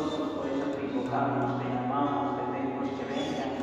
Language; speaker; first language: Spanish; native; Spanish